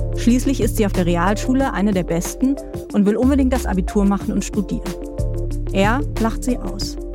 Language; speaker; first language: German; native; German